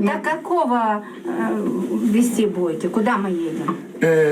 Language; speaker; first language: Russian; native; Russian